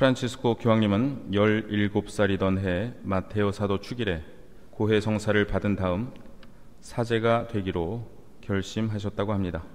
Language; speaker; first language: Korean; native; Korean